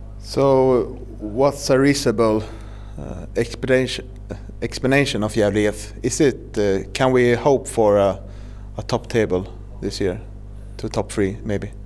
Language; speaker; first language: English; non-native, fluent; Swedish